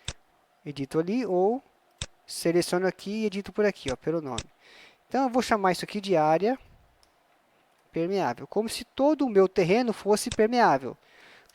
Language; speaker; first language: Portuguese; native; Portuguese